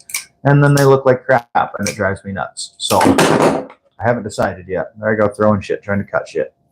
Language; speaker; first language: English; native; English